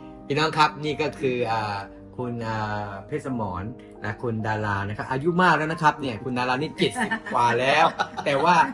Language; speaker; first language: Thai; native; Thai